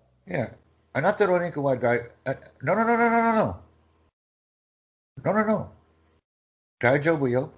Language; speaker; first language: Japanese; non-native, learner; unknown